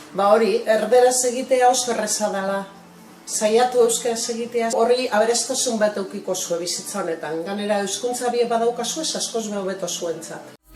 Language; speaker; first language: Basque; native; Basque